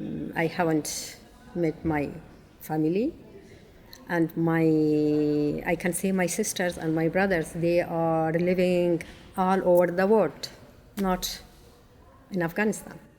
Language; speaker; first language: English; non-native, learner; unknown